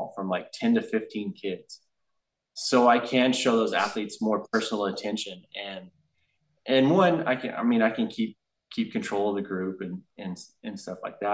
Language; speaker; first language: English; native; English